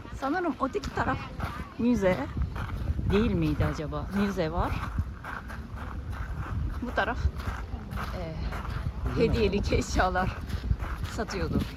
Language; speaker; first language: Turkish; non-native, fluent; Japanese